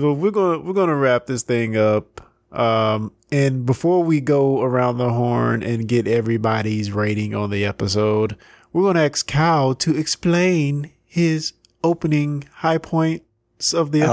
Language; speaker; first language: English; native; English